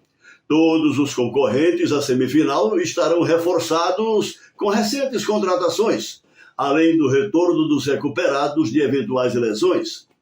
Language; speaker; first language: Portuguese; native; Portuguese